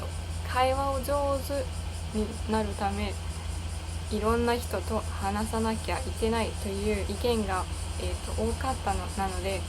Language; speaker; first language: Japanese; non-native, learner; German